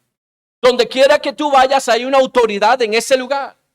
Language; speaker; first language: Spanish; native; Spanish